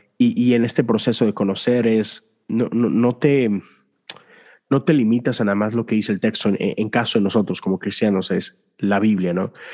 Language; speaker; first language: Spanish; native; Spanish